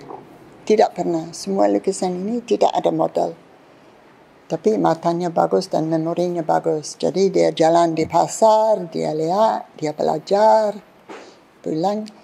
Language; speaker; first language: Indonesian; non-native, fluent; English